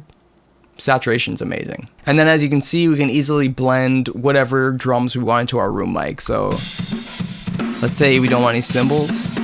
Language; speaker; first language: English; native; English